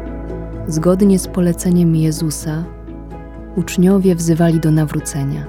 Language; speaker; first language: Polish; native; Polish